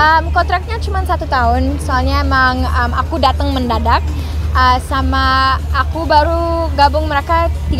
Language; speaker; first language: Indonesian; early bilingual, heritage; Indonesian